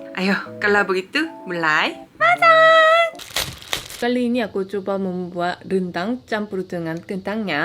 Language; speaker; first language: Indonesian; non-native, fluent; Korean